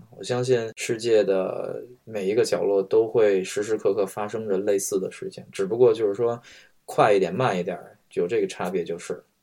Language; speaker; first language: Chinese; native; Chinese